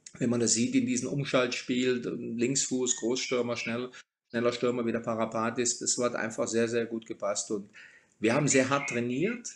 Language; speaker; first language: German; early bilingual, other home language; Croatian